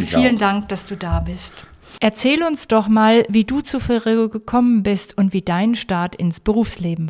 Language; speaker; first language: German; native; German